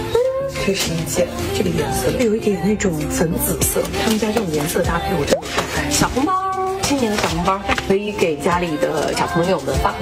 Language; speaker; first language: Chinese; native; Chinese